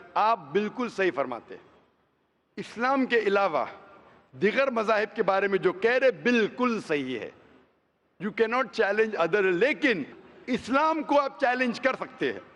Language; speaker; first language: Hindi; non-native, local second language; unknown